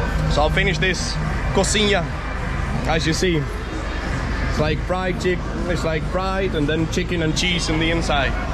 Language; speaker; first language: English; non-native, fluent; Danish